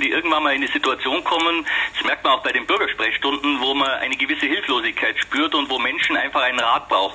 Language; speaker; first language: German; native; German